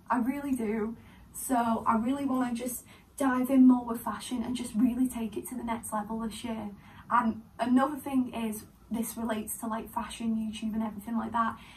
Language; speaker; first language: English; native; English